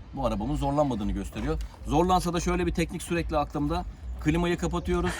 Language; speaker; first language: Turkish; early bilingual, heritage; Turkish